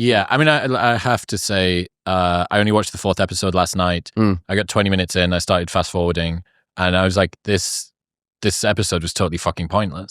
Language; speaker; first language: English; native; English